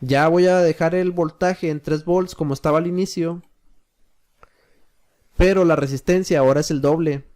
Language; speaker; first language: Spanish; native; Spanish